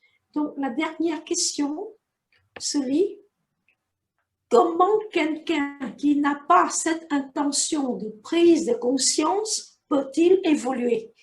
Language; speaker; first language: French; native; French